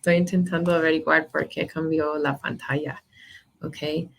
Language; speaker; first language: Spanish; non-native, fluent; English